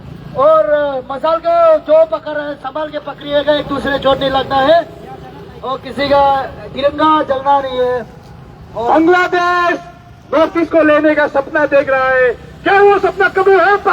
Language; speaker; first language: Hindi; non-native, local second language; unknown